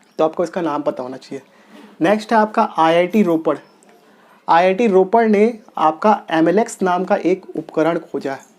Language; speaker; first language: Hindi; non-native, local second language; Telugu